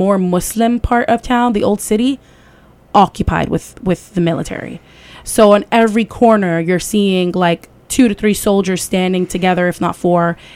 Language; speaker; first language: English; native; English